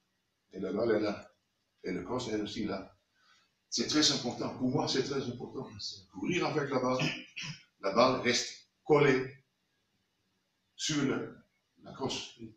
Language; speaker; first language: French; non-native, fluent; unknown